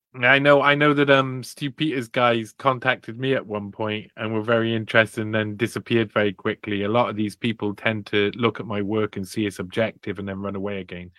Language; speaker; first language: English; native; English